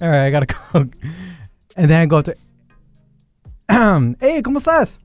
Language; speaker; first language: Spanish; non-native, learner; English